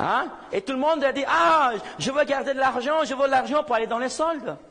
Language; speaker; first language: French; non-native, fluent; Spanish